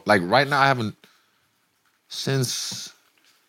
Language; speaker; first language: English; non-native, local second language; Yoruba